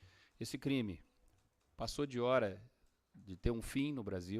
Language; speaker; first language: Portuguese; native; Portuguese